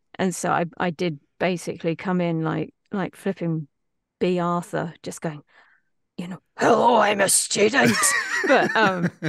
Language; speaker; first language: English; native; English